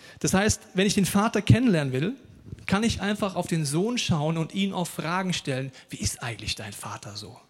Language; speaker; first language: German; native; German